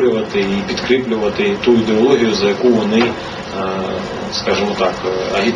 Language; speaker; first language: Ukrainian; native; Ukrainian